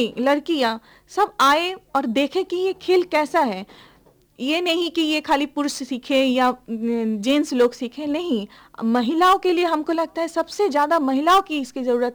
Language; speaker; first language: Hindi; non-native, local second language; Bangla